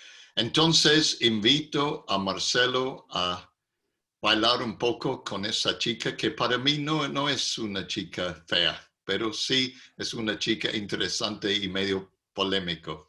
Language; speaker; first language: Spanish; non-native, fluent; English